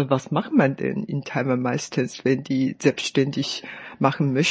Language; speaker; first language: German; non-native, fluent; Chinese